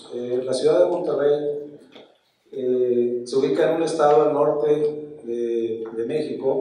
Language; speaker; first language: Spanish; native; Spanish